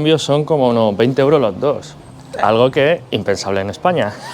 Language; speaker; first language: Spanish; native; Spanish